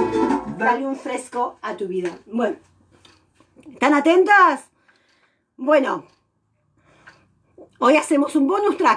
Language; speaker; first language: Spanish; native; Spanish